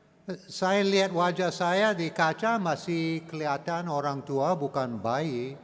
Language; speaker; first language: Indonesian; non-native, learner; English